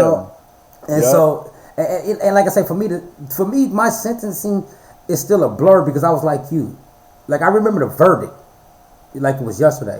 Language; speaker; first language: English; native; English